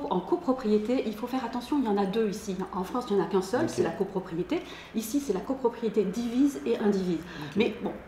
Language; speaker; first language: French; native; French